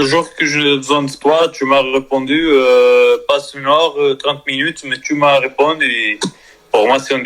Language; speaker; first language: French; non-native, learner; Spanish